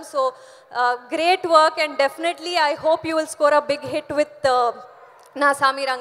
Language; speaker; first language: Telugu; non-native, learner; Kannada